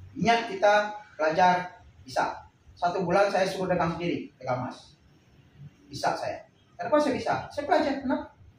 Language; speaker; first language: Indonesian; non-native, local second language; Minangkabau